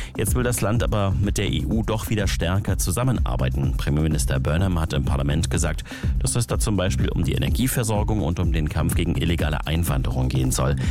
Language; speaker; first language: German; native; German